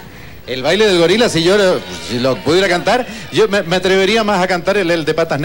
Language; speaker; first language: Spanish; native; Spanish